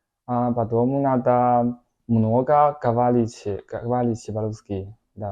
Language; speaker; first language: Russian; non-native, learner; Chinese